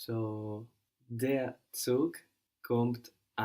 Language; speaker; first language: German; non-native, learner; English